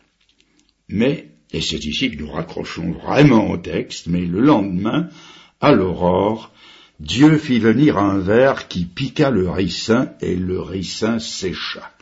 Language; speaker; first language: French; native; French